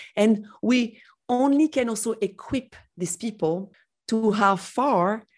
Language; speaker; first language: English; non-native, fluent; French